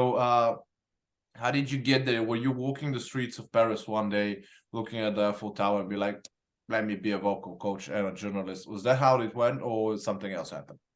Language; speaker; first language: English; non-native, fluent; Bulgarian